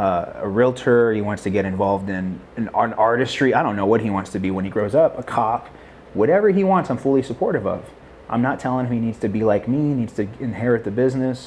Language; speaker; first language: English; native; English